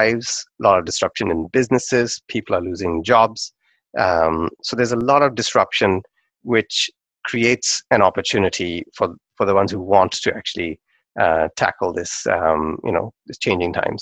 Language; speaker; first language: English; non-native, local second language; Urdu